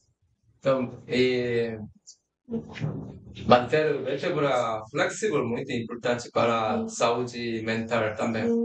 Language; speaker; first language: Portuguese; non-native, fluent; Korean